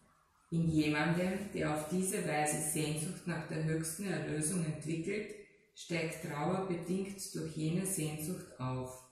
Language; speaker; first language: German; native; German